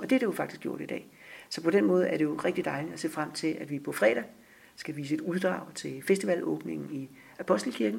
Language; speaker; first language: Danish; native; Danish